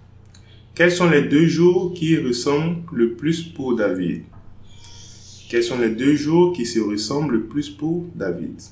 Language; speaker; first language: French; non-native, fluent; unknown